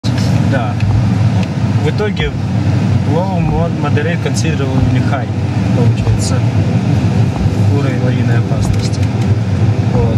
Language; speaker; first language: Russian; native; Russian